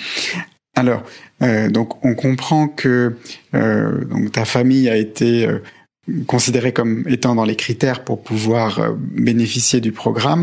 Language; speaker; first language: French; native; French